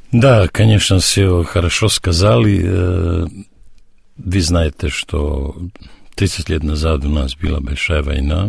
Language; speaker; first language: Russian; non-native, learner; Serbian